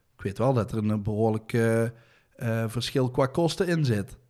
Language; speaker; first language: Dutch; native; Dutch